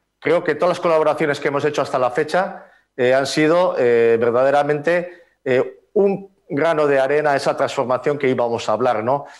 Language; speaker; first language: Spanish; native; Spanish